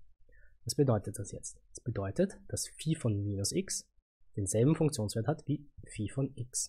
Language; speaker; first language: German; native; German